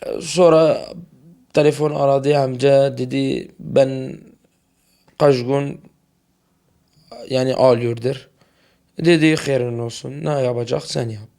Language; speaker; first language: Turkish; non-native, learner; Arabic